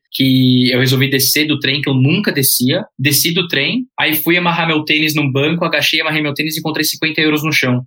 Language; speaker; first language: Portuguese; early bilingual, heritage; Portuguese